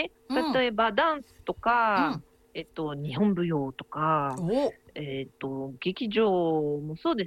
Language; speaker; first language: Japanese; non-native, fluent; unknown